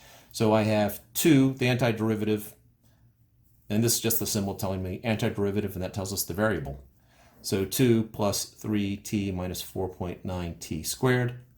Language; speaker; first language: English; native; English